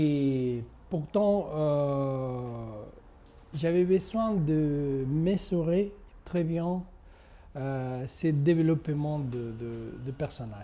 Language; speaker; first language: French; non-native, fluent; Spanish